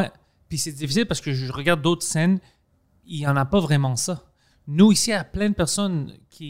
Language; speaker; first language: French; non-native, local second language; English